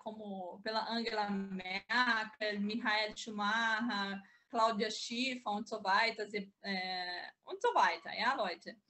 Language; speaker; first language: German; non-native, learner; Portuguese